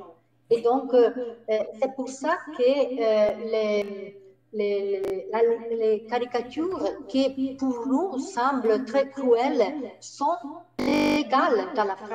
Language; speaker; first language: French; non-native, fluent; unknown